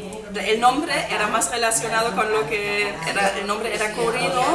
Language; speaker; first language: Spanish; non-native, fluent; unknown